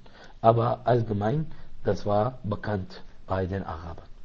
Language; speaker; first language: German; non-native, learner; Arabic